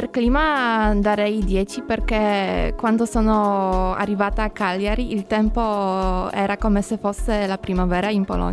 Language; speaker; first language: Italian; non-native, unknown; Polish